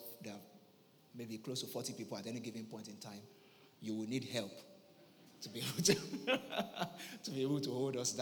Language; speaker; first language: English; non-native, local second language; Yoruba